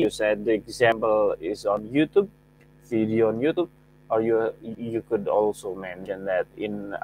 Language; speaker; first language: English; non-native, fluent; Indonesian